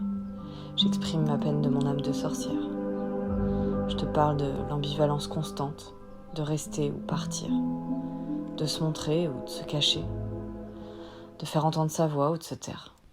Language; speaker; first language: French; native; French